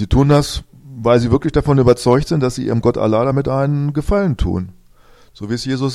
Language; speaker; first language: German; native; German